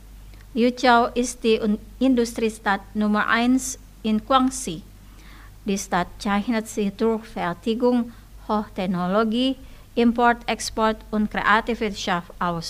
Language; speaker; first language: German; non-native, fluent; Indonesian